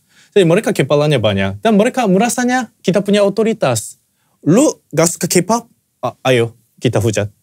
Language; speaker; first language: Indonesian; non-native, fluent; Korean